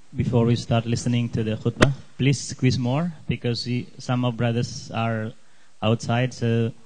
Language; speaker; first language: English; non-native, learner; Indonesian